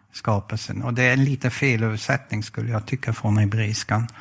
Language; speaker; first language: Swedish; non-native, fluent; Dutch